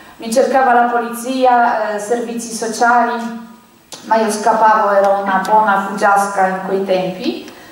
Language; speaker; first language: Italian; non-native, fluent; Polish